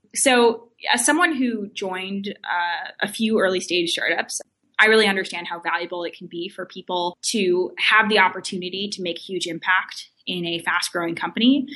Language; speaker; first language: English; native; English